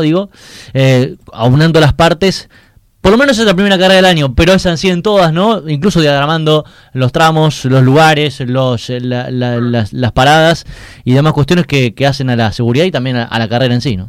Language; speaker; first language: Spanish; native; Spanish